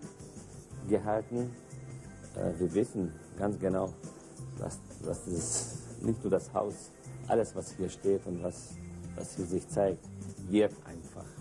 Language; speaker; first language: German; non-native, local second language; Hungarian